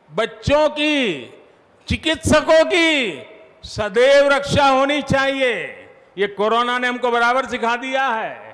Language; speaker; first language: Hindi; non-native, local second language; Gujarati